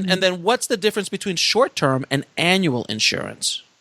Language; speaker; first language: English; native; English